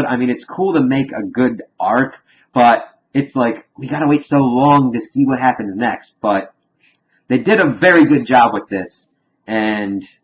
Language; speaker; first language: English; native; English